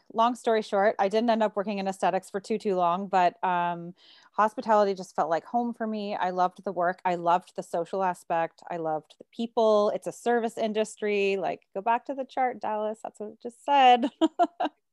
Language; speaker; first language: English; native; English